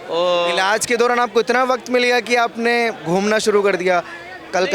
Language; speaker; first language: Hindi; native; Hindi